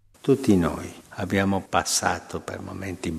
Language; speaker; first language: Italian; non-native, fluent; Spanish